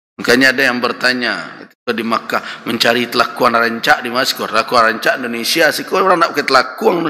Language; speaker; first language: Malay; non-native, local second language; Minangkabau